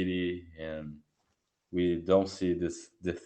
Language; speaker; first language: English; non-native, learner; Portuguese